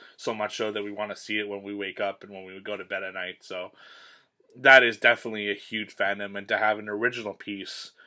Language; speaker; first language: English; native; English